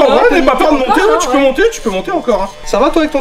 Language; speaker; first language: French; native; French